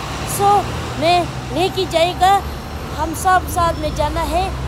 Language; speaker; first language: Hindi; non-native, local second language; Tibetan